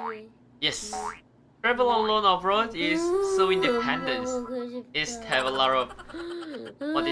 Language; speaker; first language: English; non-native, learner; Korean